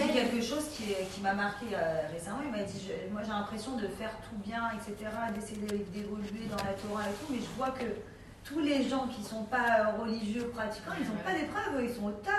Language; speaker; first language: French; native; French